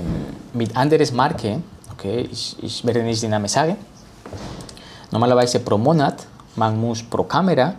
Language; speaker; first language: German; non-native, learner; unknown